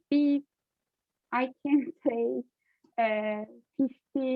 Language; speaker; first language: English; non-native, learner; Turkish